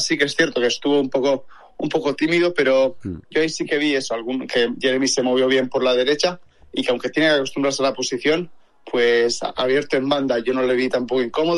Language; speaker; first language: Spanish; native; Spanish